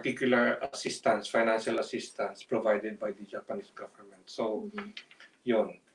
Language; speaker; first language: English; non-native, local second language; Filipino